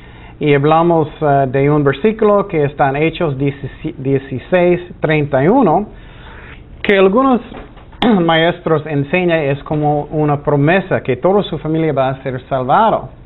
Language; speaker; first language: Spanish; non-native, fluent; English